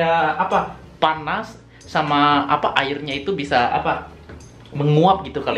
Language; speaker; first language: Indonesian; native; Indonesian